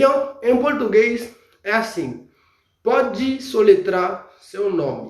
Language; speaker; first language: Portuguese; non-native, fluent; Haitian Creole